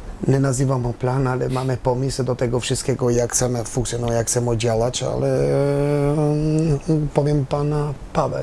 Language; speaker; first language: Polish; non-native, learner; Albanian